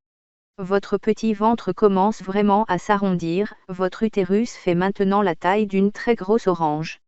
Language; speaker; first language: French; native; French